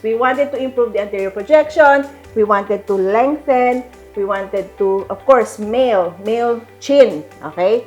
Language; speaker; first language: English; non-native, local second language; Filipino